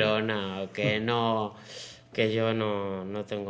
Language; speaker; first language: Spanish; native; Spanish